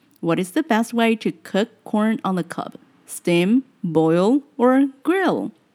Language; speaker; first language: English; non-native, fluent; Chinese